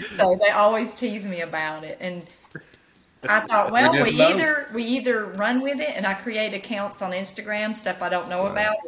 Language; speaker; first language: English; native; English